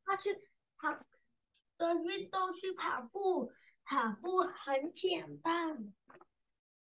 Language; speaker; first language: Chinese; non-native, learner; Vietnamese